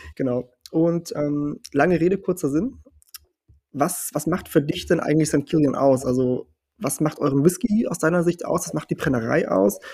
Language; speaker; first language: German; early bilingual, heritage; German